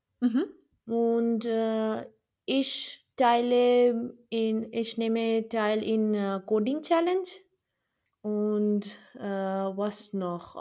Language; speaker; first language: German; non-native, learner; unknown